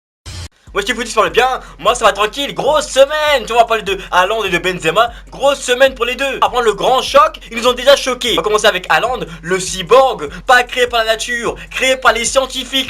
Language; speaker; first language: French; native; French